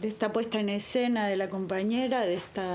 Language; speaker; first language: Spanish; native; Spanish